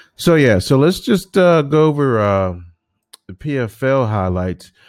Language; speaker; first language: English; native; English